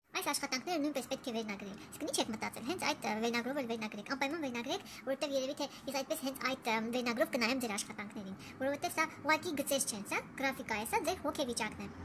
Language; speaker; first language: Armenian; early bilingual, heritage; Armenian